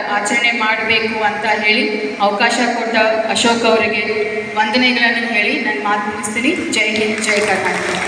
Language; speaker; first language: Kannada; native; Kannada